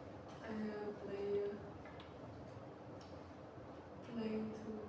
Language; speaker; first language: English; non-native, learner; Vietnamese